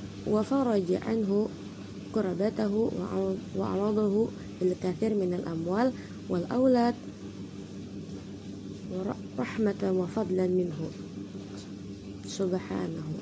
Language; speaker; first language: Arabic; non-native, learner; Indonesian